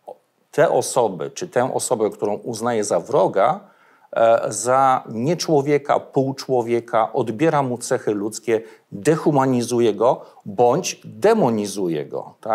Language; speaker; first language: Polish; native; Polish